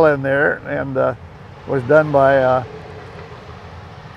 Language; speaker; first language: English; native; English